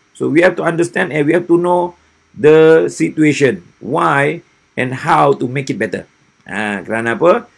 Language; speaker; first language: English; non-native, local second language; Malay